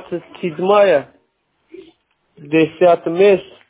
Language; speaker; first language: Russian; non-native, learner; Azerbaijani